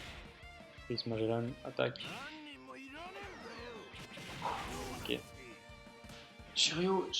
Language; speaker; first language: English; non-native, learner; French